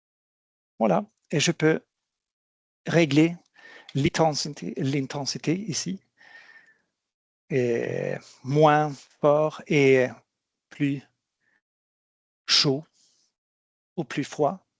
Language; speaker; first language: French; non-native, fluent; Swedish